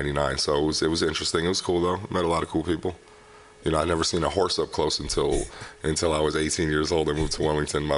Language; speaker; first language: English; native; English